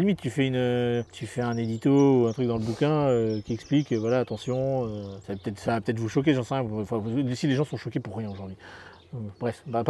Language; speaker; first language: French; native; French